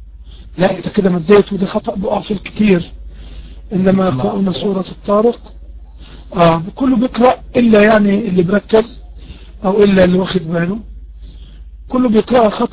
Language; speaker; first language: Arabic; native; Arabic